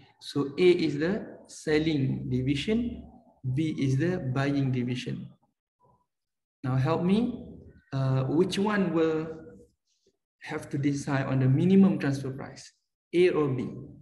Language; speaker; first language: English; non-native, local second language; Malay